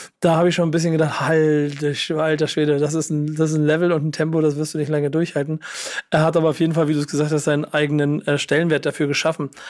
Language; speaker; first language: German; native; German